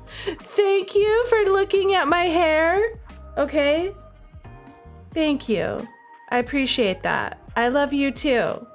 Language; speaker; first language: English; native; English